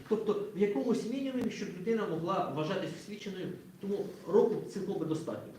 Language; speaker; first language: Ukrainian; native; Ukrainian